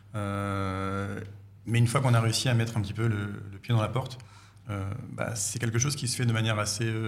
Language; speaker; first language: French; native; French